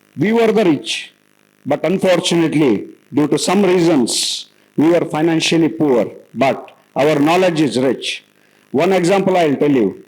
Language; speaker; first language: English; non-native, local second language; Kannada